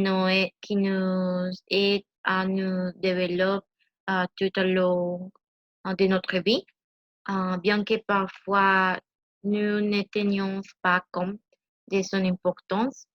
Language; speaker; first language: French; non-native, learner; Spanish